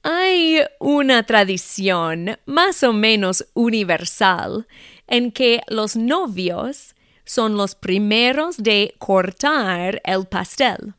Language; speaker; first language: Spanish; non-native, fluent; English